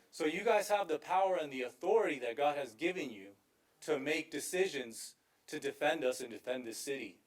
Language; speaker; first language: English; native; English